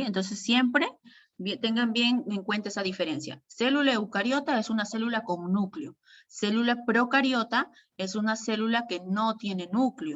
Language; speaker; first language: Spanish; native; Spanish